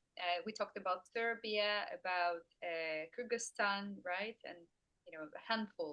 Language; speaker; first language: English; non-native, fluent; Russian